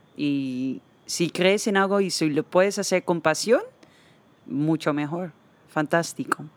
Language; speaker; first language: Spanish; non-native, fluent; Dutch